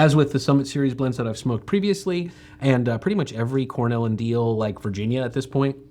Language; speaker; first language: English; native; English